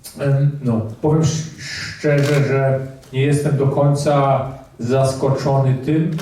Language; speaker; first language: Polish; early bilingual, heritage; Polish